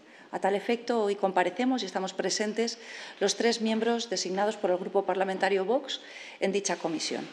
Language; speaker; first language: Spanish; native; Spanish